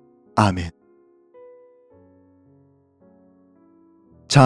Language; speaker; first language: Korean; native; Korean